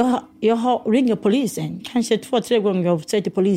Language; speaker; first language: Swedish; non-native, learner; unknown